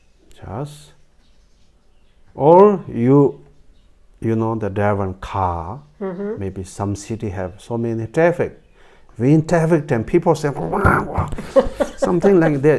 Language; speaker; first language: English; non-native, learner; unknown